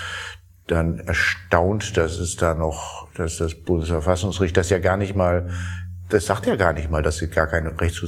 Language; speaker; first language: German; native; German